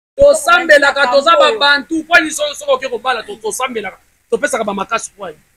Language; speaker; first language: Lingala; non-native, local second language; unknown